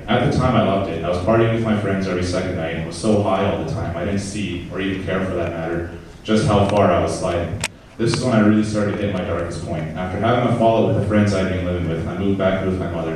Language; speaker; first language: English; native; English